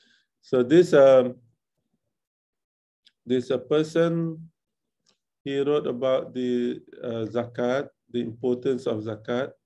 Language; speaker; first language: English; non-native, local second language; Malay